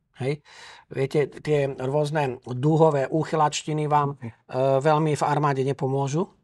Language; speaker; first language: Slovak; native; Slovak